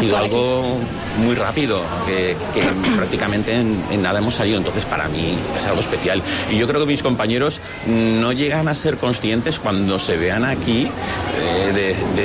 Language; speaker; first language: Spanish; native; Spanish